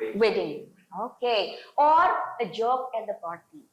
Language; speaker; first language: English; non-native, fluent; Indonesian